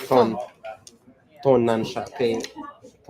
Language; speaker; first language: Japanese; non-native, fluent; English